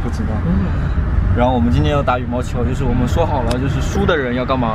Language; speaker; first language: Chinese; native; Chinese